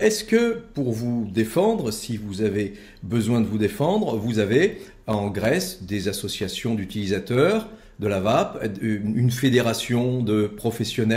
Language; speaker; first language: French; native; French